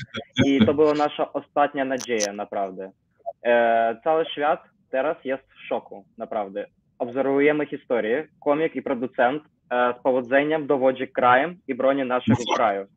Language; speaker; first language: Polish; non-native, learner; Ukrainian